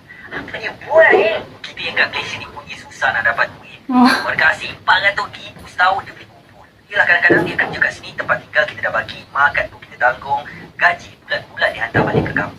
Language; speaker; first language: Malay; native; Malay